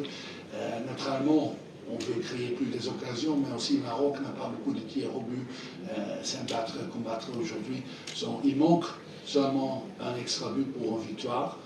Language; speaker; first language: French; non-native, fluent; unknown